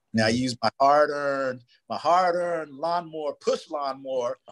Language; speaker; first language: English; native; English